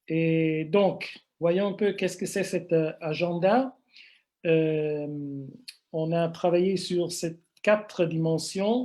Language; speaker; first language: French; non-native, fluent; Italian